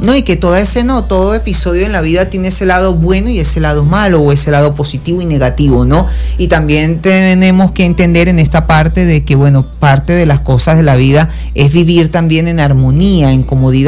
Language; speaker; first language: Spanish; native; Spanish